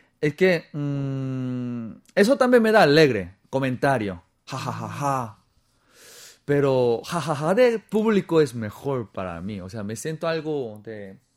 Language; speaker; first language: Spanish; non-native, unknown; Korean